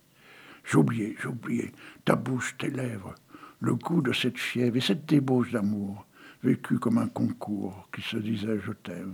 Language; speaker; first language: French; native; French